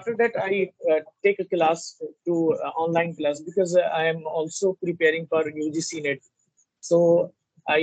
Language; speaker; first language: English; non-native, learner; Hindi